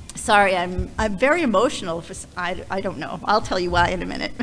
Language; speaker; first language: English; native; English